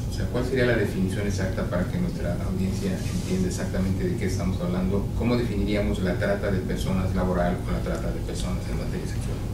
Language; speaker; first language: Spanish; native; Spanish